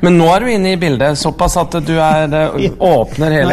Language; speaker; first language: Norwegian; native; Norwegian